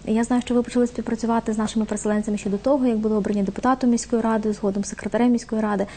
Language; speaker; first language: Ukrainian; native; Ukrainian